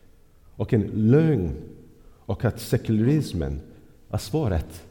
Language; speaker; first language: Swedish; non-native, fluent; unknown